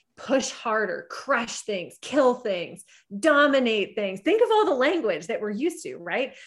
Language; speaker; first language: English; native; English